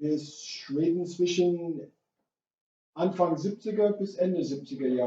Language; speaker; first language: German; non-native, fluent; English